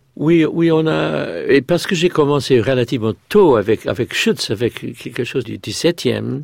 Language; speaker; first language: French; non-native, fluent; English